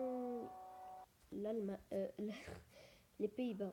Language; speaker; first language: French; native; French